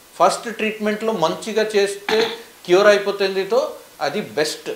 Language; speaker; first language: Telugu; non-native, fluent; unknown